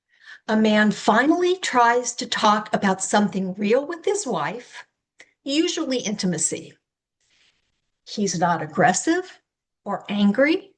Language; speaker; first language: English; native; English